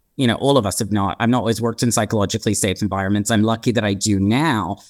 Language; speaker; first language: English; native; English